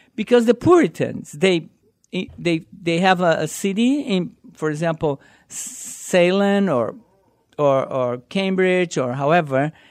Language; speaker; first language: English; non-native, learner; Portuguese